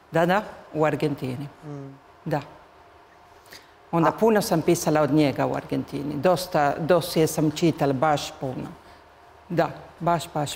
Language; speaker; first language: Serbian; early bilingual, heritage; Spanish